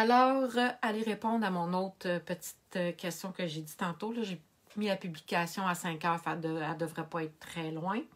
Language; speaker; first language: French; native; French